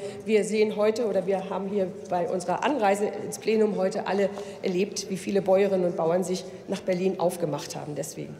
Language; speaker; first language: German; native; German